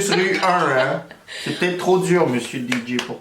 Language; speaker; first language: French; native; French